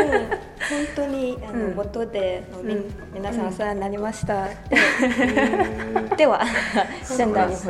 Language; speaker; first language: Japanese; non-native, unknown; Chinese